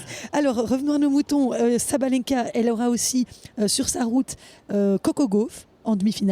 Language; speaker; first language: French; native; French